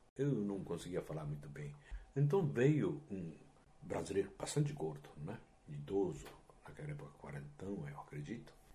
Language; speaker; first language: Portuguese; non-native, fluent; Japanese